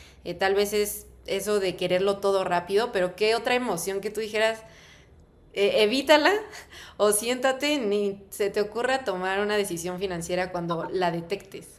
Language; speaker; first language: Spanish; native; Spanish